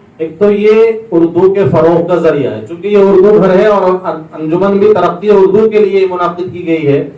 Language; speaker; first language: Urdu; native; Urdu